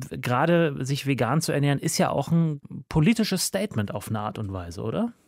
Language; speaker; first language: German; native; German